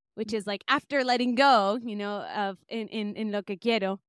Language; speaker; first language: English; native; English